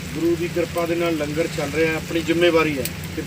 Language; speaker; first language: Hindi; non-native, local second language; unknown